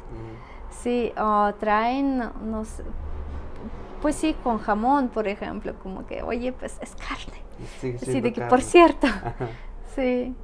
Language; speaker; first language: Spanish; non-native, fluent; Russian